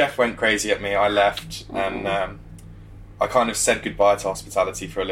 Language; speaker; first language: English; native; English